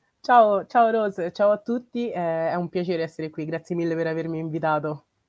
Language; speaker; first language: Italian; early bilingual, other home language; English